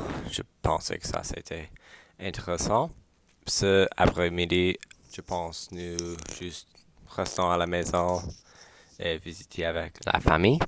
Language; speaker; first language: French; non-native, learner; English